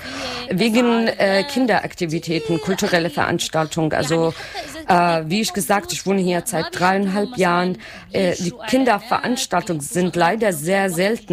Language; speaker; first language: German; non-native, learner; Arabic